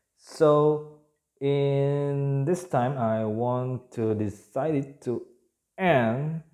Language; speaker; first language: English; non-native, learner; Indonesian